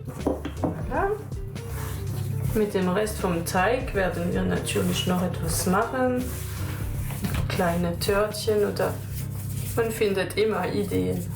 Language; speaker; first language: German; non-native, fluent; French